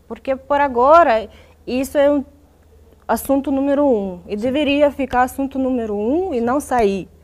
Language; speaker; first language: Portuguese; non-native, fluent; Russian